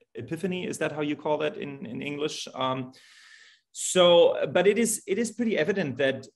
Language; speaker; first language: English; non-native, fluent; German